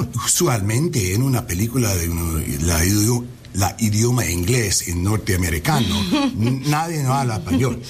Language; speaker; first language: Spanish; non-native, learner; English